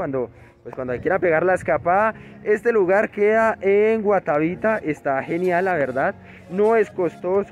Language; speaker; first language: Spanish; native; Spanish